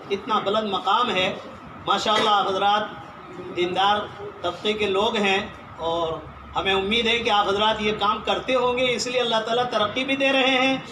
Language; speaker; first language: Urdu; native; Urdu